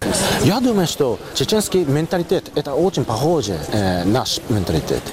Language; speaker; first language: Russian; non-native, learner; Japanese